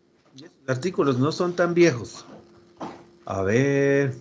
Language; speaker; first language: Spanish; native; Spanish